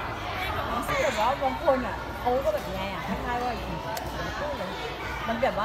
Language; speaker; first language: Thai; native; Thai